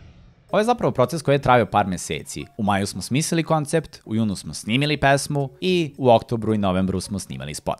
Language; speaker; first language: Serbian; native; Serbian